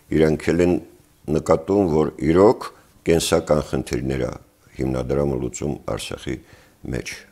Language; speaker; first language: Armenian; native; Armenian